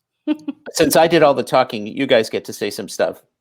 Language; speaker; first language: English; native; English